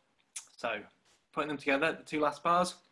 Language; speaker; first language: English; native; English